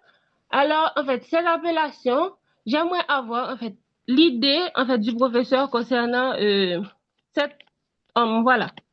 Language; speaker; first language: French; non-native, local second language; Haitian Creole